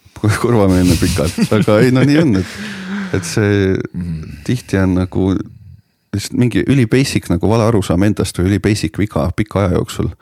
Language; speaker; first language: Estonian; native; Estonian